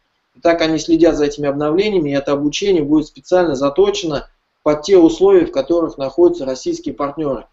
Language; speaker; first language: Russian; native; Russian